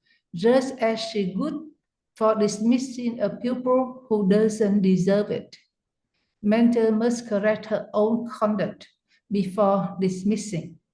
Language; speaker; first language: English; non-native, fluent; Vietnamese